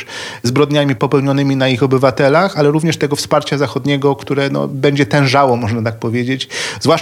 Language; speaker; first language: Polish; native; Polish